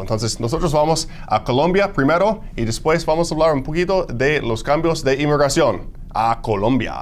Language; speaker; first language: Spanish; non-native, fluent; English